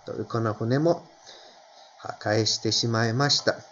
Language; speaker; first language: Japanese; non-native, fluent; Turkish